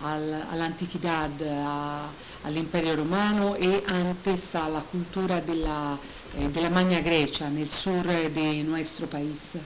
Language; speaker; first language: Spanish; non-native, learner; Italian